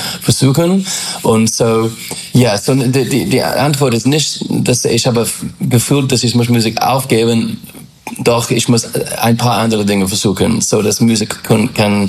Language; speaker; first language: German; non-native, fluent; English